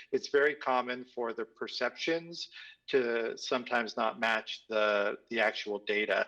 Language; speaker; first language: English; native; English